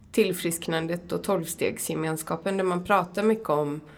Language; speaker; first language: Swedish; native; Swedish